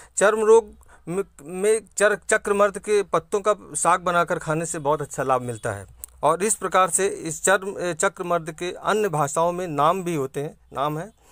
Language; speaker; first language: Hindi; native; Hindi